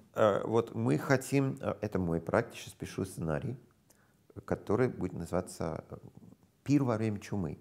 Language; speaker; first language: Russian; non-native, fluent; English